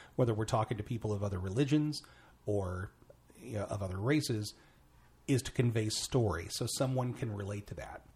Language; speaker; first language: English; native; English